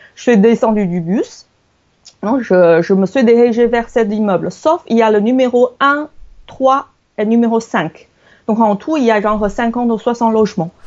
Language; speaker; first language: French; non-native, fluent; Chinese